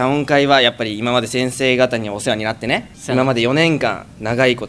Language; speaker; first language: Japanese; native; Japanese